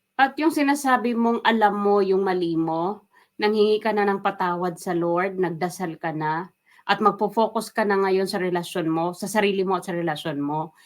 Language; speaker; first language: Filipino; non-native, local second language; Waray